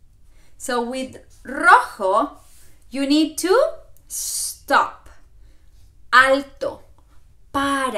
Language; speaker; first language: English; non-native, fluent; Spanish